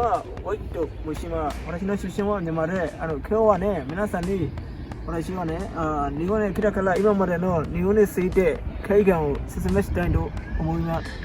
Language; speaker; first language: Japanese; non-native, learner; Bangla